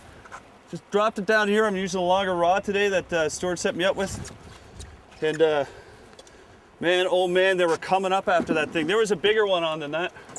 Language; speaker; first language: English; native; English